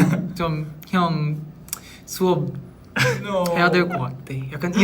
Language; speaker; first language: Korean; non-native, local second language; Filipino